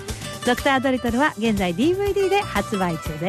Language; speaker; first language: Japanese; native; Japanese